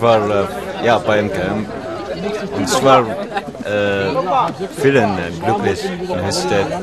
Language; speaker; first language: German; non-native, learner; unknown